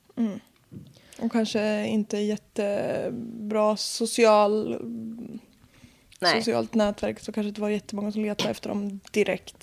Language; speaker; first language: Swedish; native; Swedish